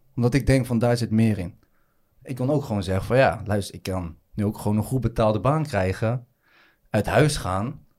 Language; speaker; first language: Dutch; native; Dutch